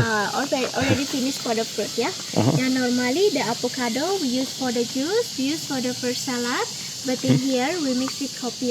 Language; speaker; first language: English; non-native, local second language; Indonesian